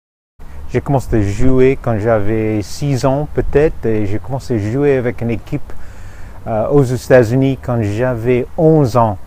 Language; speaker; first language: French; non-native, fluent; English